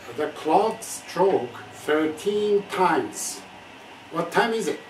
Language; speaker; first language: English; non-native, fluent; Japanese